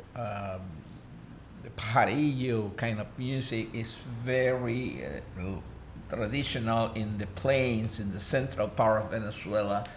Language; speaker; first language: English; non-native, fluent; Spanish